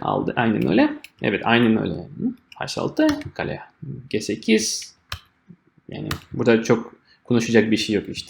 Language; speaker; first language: Turkish; non-native, fluent; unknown